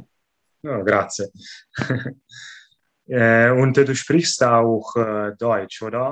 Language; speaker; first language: German; non-native, fluent; Italian